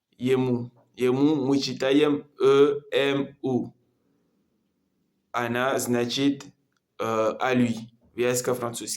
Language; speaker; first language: Russian; non-native, learner; Comorian